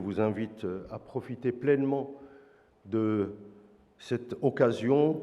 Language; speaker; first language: French; non-native, local second language; Arabic